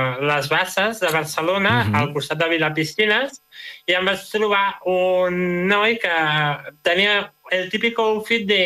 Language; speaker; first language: Catalan; native; Catalan